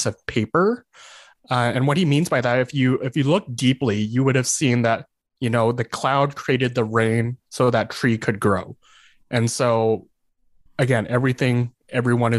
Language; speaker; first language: English; native; English